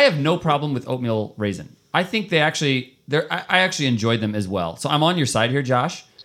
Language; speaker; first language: English; native; English